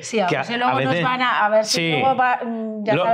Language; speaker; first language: Spanish; native; Spanish